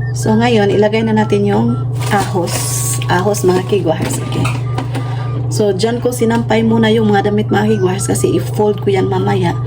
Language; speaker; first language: Filipino; non-native, local second language; Cebuano